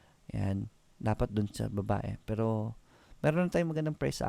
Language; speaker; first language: Filipino; native; Filipino